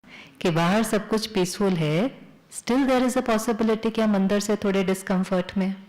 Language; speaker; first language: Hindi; native; Hindi